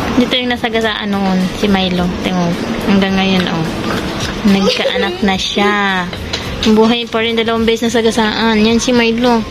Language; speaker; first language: Filipino; non-native, local second language; Bikol